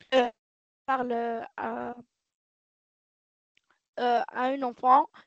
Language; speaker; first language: French; non-native, learner; Arabic